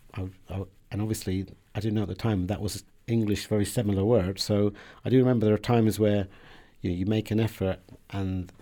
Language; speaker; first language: English; early bilingual, other home language; Persian